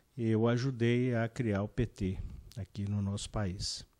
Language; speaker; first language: Portuguese; native; Portuguese